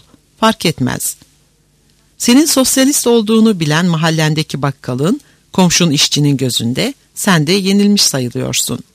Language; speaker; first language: Turkish; native; Turkish